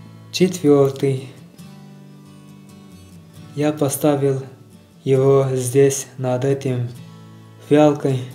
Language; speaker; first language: Russian; non-native, learner; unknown